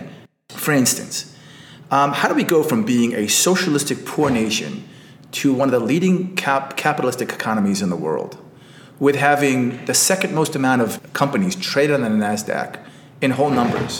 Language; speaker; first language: English; native; English